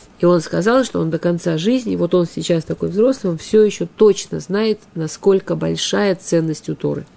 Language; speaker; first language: Russian; early bilingual, heritage; Russian